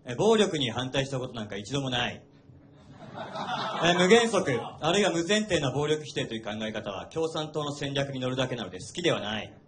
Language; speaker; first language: Japanese; native; Japanese